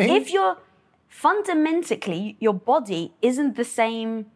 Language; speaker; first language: English; native; English